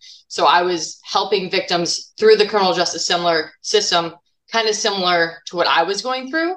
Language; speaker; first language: English; native; English